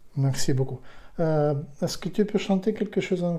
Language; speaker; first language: French; non-native, learner; Ukrainian